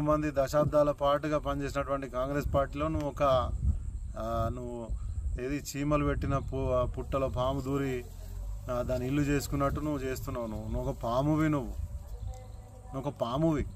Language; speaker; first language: Telugu; native; Telugu